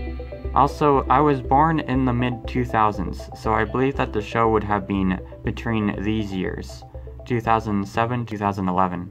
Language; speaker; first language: English; native; English